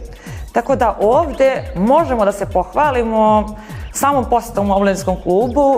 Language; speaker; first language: Bosnian; native; Bosnian